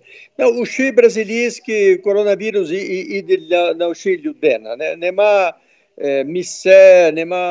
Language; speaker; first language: Ukrainian; early bilingual, heritage; Ukrainian